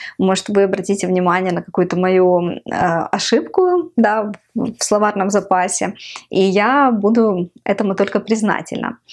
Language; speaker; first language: Russian; non-native, local second language; Ukrainian